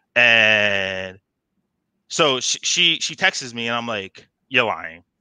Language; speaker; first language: English; native; English